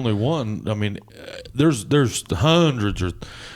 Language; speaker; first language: English; native; English